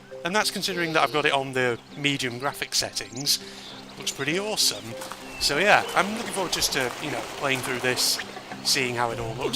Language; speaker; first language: English; native; English